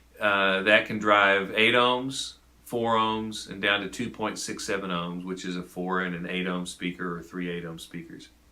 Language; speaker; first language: English; native; English